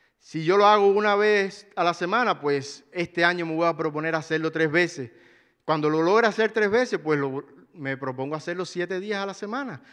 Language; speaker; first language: Spanish; native; Spanish